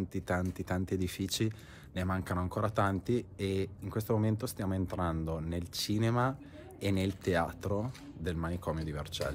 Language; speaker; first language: Italian; native; Italian